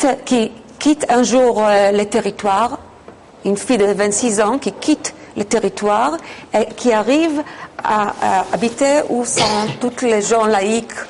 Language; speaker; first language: French; non-native, fluent; Hebrew